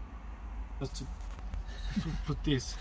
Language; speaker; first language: English; non-native, learner; Korean